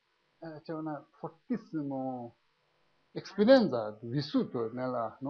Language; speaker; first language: Italian; non-native, learner; Tibetan